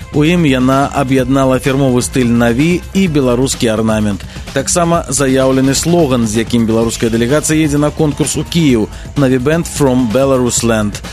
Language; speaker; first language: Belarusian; native; Belarusian